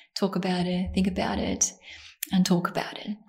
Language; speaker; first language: English; early bilingual, other home language; Bosnian